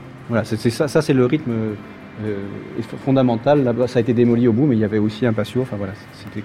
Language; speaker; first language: French; native; French